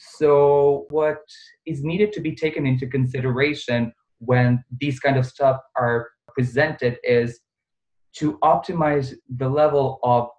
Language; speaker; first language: English; non-native, fluent; Bosnian